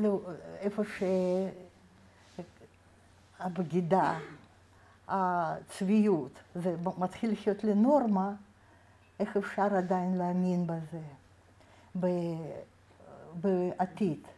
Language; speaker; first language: Hebrew; non-native, fluent; Russian